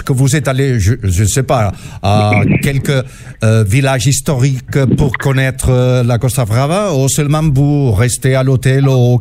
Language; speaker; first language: French; non-native, learner; Catalan